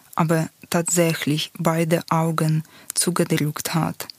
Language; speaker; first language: German; non-native, fluent; Ukrainian